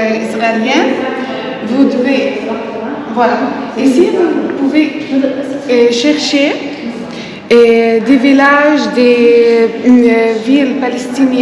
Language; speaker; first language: French; non-native, fluent; Arabic